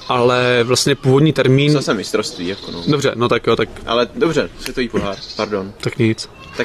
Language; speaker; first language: Czech; native; Czech